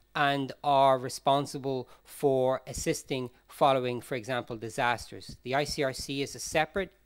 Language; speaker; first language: English; native; English